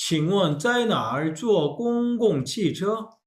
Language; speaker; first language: Chinese; non-native, fluent; Korean